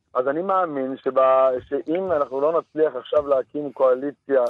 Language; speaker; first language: Hebrew; early bilingual, other home language; Arabic